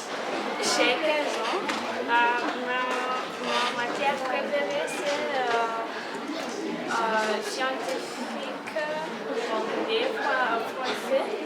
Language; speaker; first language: French; non-native, learner; Malagasy